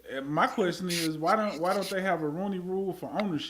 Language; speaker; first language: English; native; English